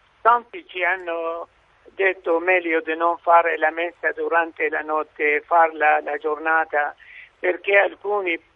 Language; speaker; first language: Italian; non-native, fluent; Arabic